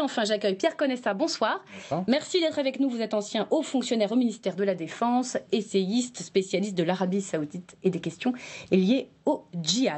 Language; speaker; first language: French; native; French